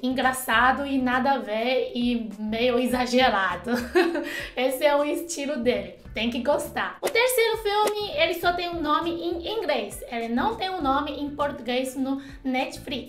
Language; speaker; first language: Portuguese; non-native, fluent; Chinese